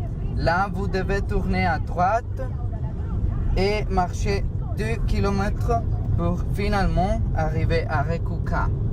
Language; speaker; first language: French; non-native, learner; Spanish